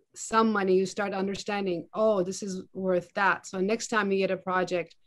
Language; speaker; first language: English; non-native, fluent; Turkish